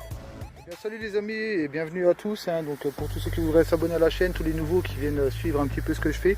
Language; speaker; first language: French; native; French